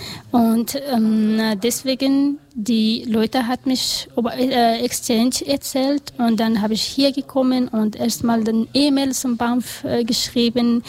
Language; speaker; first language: German; non-native, learner; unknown